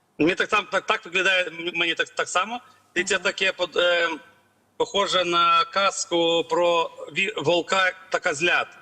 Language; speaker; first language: Ukrainian; non-native, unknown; Lithuanian